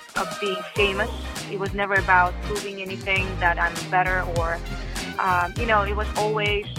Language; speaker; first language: English; non-native, fluent; Russian